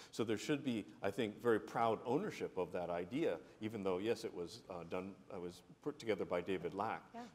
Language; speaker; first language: English; native; English